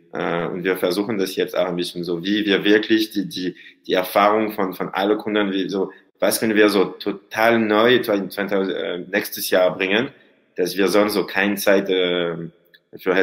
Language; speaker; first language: German; non-native, learner; French